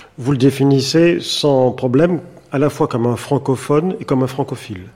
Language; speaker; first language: French; native; French